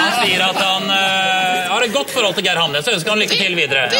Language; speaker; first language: Norwegian; native; Norwegian